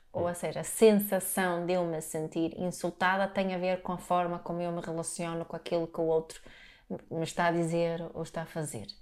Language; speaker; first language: Portuguese; non-native, fluent; Swedish